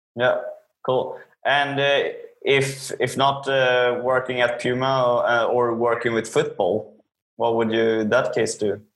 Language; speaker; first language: English; non-native, fluent; Swedish